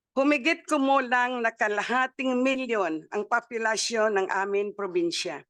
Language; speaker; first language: English; non-native, local second language; Waray